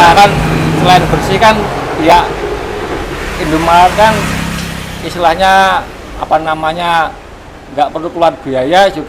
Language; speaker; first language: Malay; non-native, local second language; Javanese